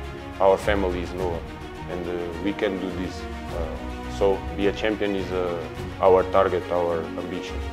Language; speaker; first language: English; non-native, learner; Portuguese